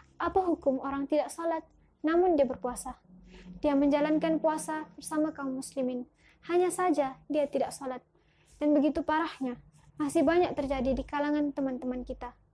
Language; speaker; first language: Indonesian; early bilingual, heritage; Indonesian